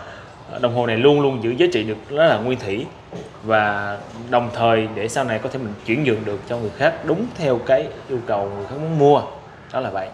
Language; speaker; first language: Vietnamese; native; Vietnamese